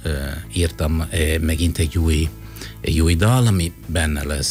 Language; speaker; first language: Hungarian; non-native, fluent; Italian